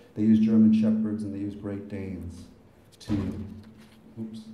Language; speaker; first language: English; native; English